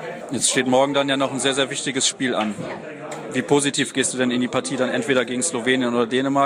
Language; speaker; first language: German; native; German